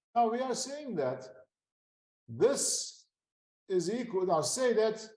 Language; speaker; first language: English; non-native, fluent; Turkish